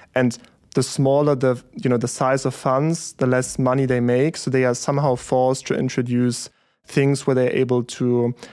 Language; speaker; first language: English; early bilingual, other home language; German